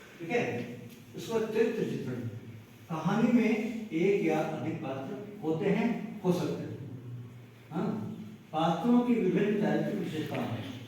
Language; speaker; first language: Hindi; native; Hindi